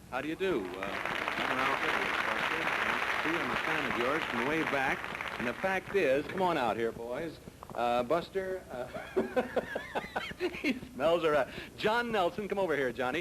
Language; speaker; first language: English; native; English